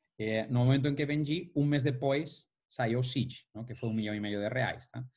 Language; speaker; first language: Portuguese; non-native, fluent; Spanish